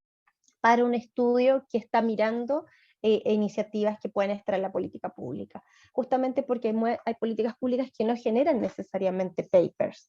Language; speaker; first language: Spanish; native; Spanish